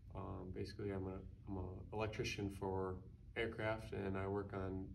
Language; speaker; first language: English; native; English